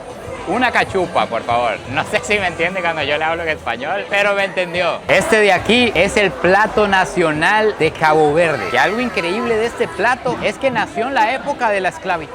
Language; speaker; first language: Spanish; native; Spanish